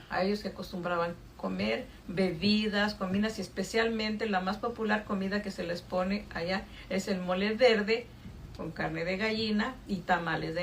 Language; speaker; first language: Spanish; native; Spanish